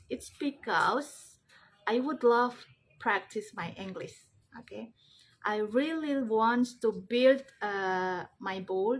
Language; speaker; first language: English; non-native, learner; Indonesian